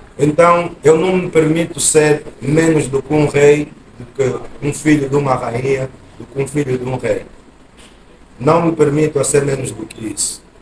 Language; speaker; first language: Portuguese; native; Portuguese